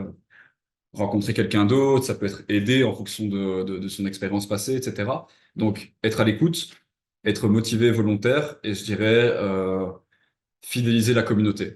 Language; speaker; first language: French; native; French